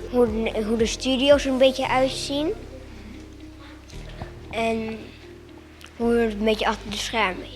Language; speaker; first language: Dutch; non-native, local second language; Papiamento